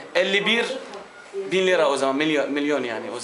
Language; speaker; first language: Turkish; non-native, learner; Arabic